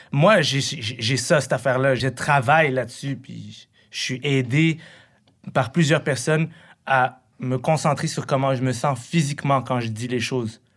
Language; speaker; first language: French; early bilingual, other home language; Arabic